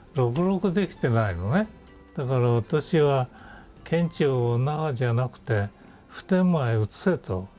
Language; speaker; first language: Japanese; native; Japanese